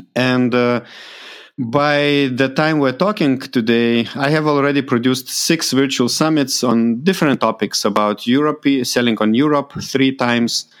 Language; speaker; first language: English; non-native, fluent; Lithuanian